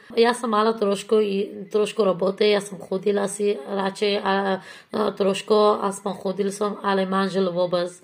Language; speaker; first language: Slovak; non-native, learner; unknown